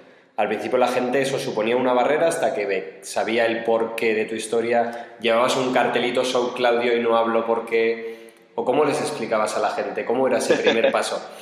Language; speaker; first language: Spanish; native; Spanish